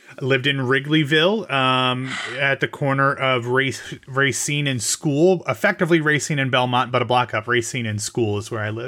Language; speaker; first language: English; native; English